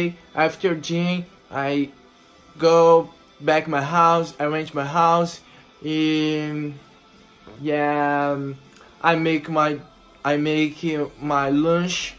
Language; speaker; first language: English; non-native, learner; Portuguese